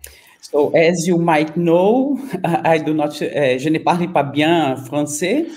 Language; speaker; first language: French; non-native, learner; Portuguese